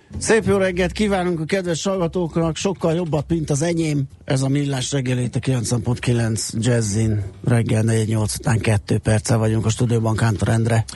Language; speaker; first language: Hungarian; early bilingual, heritage; Hungarian